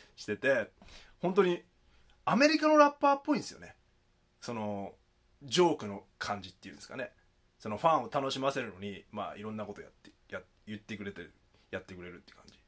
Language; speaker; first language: Japanese; native; Japanese